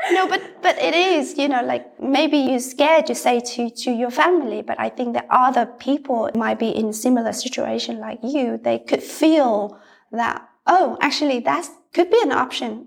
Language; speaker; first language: English; non-native, fluent; Vietnamese